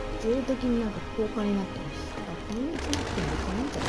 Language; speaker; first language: Japanese; native; Japanese